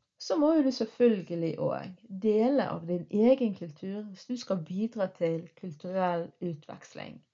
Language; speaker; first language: Norwegian; early bilingual, other home language; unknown